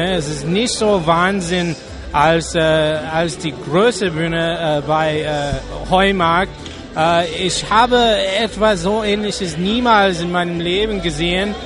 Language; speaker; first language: German; non-native, learner; English